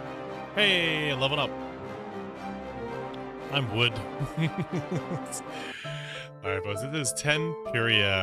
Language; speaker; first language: English; native; English